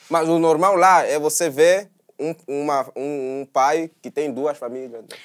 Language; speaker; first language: Portuguese; native; Portuguese